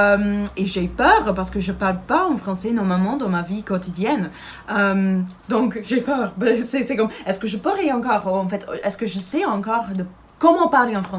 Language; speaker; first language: French; non-native, learner; Dutch